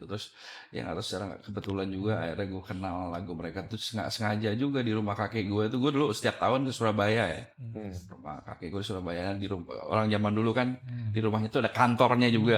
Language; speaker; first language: Indonesian; native; Indonesian